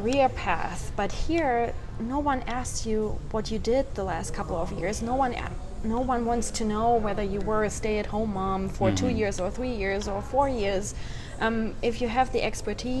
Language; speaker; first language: English; non-native, fluent; German